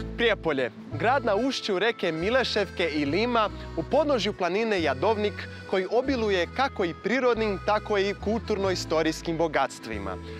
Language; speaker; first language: Serbian; non-native, fluent; Portuguese